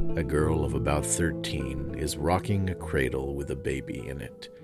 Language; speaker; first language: English; native; English